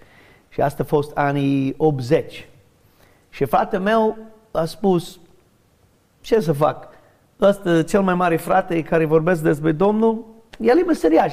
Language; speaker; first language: Romanian; non-native, learner; English